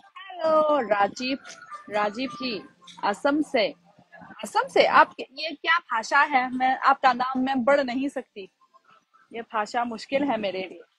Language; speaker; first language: Hindi; non-native, fluent; Chinese